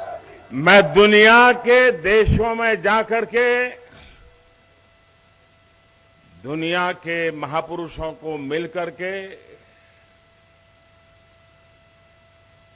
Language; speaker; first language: Hindi; non-native, local second language; Gujarati